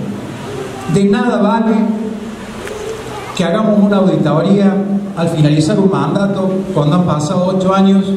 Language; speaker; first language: Spanish; native; Spanish